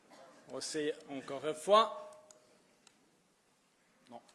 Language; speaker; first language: French; non-native, fluent; Italian